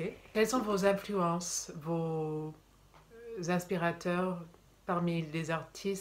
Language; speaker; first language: French; native; French